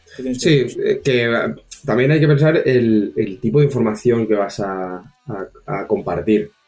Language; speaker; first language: Spanish; native; Spanish